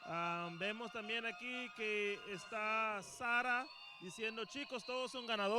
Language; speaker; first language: Spanish; native; Spanish